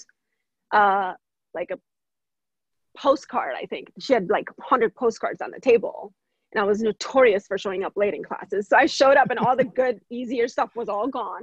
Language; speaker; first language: English; non-native, local second language; Gujarati